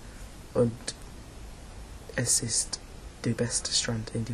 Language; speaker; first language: German; non-native, learner; English